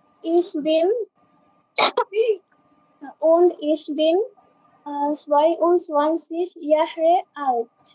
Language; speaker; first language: German; non-native, learner; Bangla